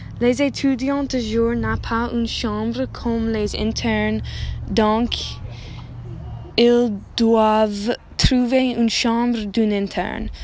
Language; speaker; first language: French; non-native, learner; English